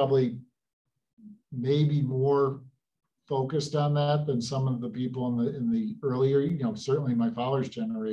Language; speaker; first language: English; native; English